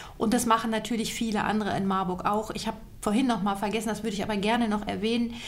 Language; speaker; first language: German; native; German